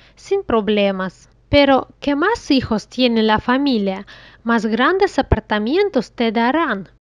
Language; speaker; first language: Spanish; non-native, learner; Russian